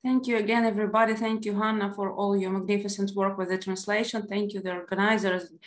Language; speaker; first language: English; non-native, fluent; Ukrainian